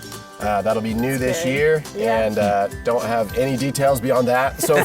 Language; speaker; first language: English; native; English